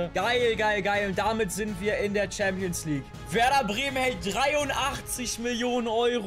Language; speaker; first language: German; native; German